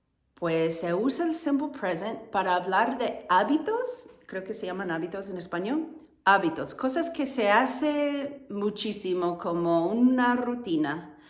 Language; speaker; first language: Spanish; non-native, fluent; English